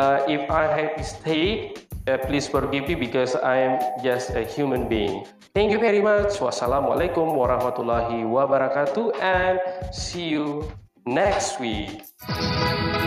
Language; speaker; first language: English; non-native, fluent; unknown